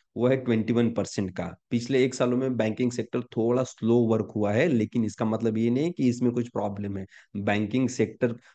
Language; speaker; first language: Hindi; non-native, local second language; Marathi